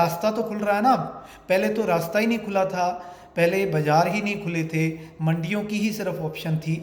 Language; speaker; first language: Hindi; native; Hindi